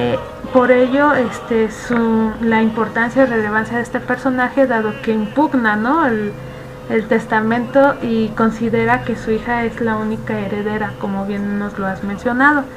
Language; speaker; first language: Spanish; native; Spanish